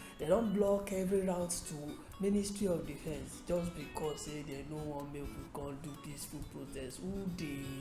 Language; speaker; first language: Nigerian Pidgin; native; Nigerian Pidgin